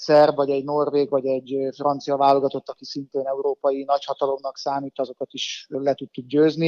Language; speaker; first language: Hungarian; native; Hungarian